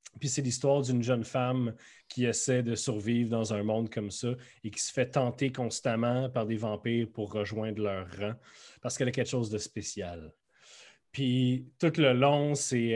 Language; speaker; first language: French; native; French